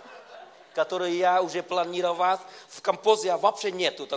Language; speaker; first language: Russian; non-native, learner; Vietnamese